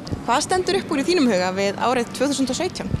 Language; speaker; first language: Icelandic; native; Icelandic